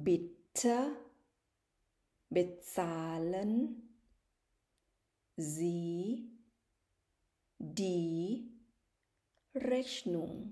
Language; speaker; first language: German; non-native, fluent; Thai